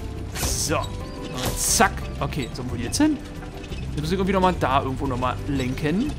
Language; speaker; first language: German; native; German